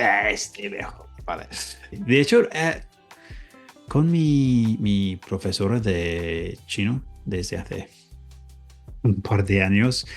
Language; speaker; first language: Spanish; non-native, learner; English